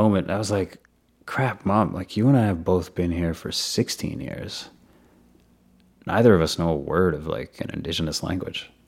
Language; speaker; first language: English; non-native, local second language; Urdu